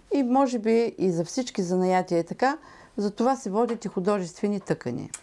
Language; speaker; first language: Bulgarian; native; Bulgarian